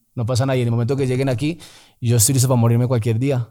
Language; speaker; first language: Spanish; native; Spanish